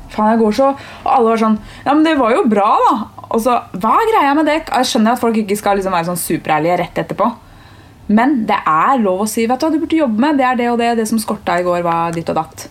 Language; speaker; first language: Norwegian; early bilingual, other home language; Turkish